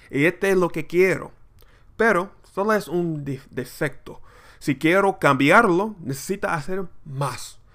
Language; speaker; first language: Spanish; non-native, learner; English